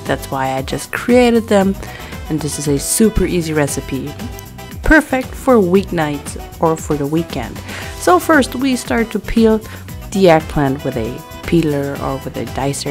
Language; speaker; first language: English; non-native, fluent; German